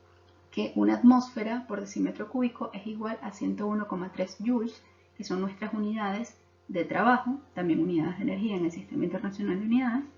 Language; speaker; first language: Spanish; native; Spanish